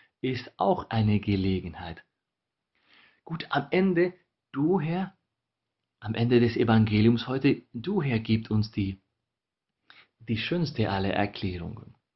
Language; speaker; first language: German; non-native, fluent; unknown